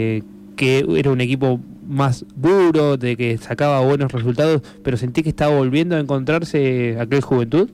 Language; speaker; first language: Spanish; native; Spanish